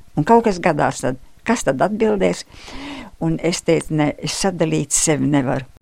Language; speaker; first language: Latvian; native; Latvian